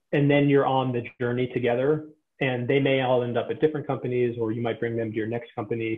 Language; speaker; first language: English; native; English